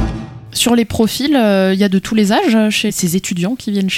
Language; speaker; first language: French; native; French